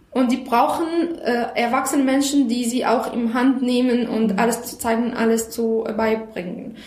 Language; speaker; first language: German; non-native, fluent; Arabic